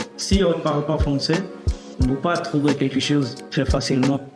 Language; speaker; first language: French; non-native, learner; Bangla